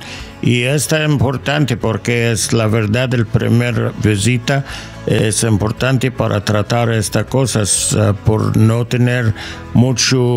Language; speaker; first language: Spanish; non-native, learner; English